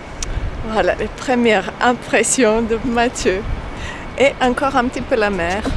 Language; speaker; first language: French; non-native, learner; Croatian